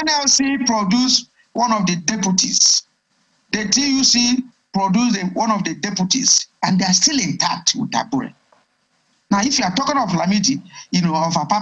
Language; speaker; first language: English; non-native, local second language; Igbo